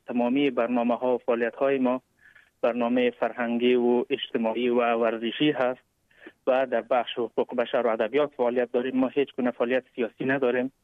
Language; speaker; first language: Persian; native; Persian